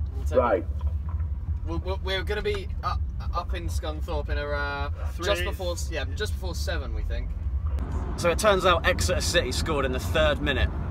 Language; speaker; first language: English; native; English